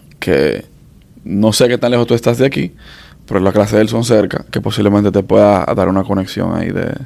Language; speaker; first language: Spanish; native; Spanish